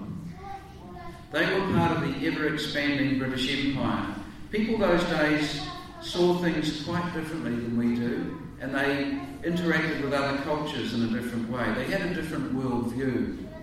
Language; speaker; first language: English; native; English